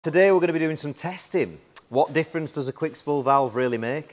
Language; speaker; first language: English; native; English